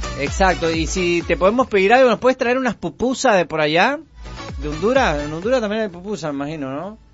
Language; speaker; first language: Spanish; native; Spanish